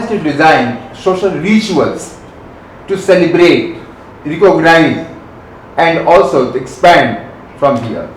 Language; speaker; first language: English; non-native, local second language; Bangla